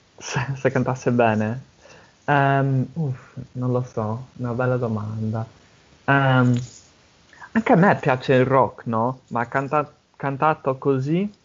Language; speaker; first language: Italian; non-native, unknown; English